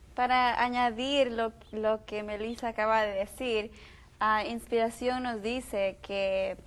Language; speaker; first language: Spanish; native; Spanish